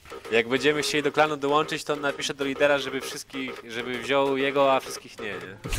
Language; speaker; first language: Polish; native; Polish